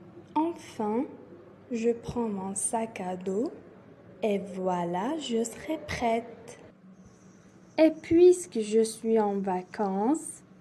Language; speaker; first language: French; non-native, local second language; Arabic